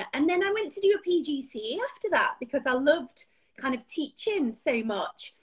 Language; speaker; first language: English; native; English